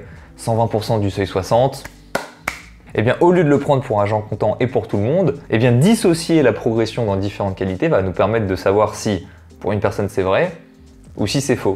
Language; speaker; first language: French; native; French